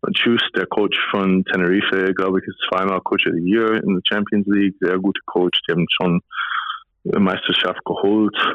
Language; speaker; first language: German; non-native, fluent; English